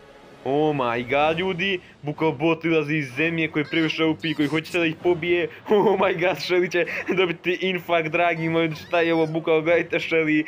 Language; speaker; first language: Serbian; native; Serbian